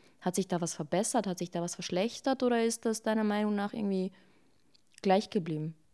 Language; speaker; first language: German; early bilingual, other home language; Bosnian